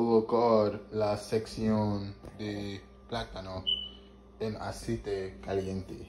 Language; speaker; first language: Spanish; non-native, learner; English